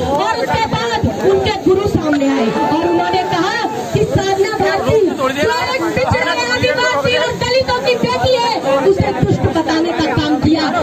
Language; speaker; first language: Hindi; native; Hindi